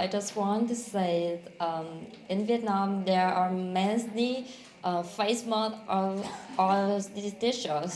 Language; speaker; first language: English; non-native, fluent; Vietnamese